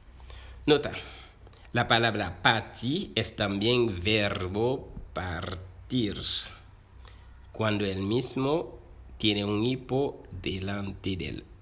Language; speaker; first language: Spanish; non-native, fluent; Haitian Creole